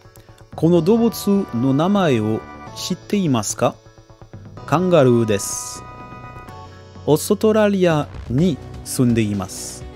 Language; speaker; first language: Japanese; non-native, learner; French